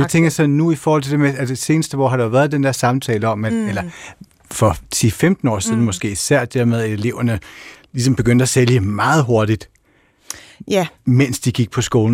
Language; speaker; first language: Danish; native; Danish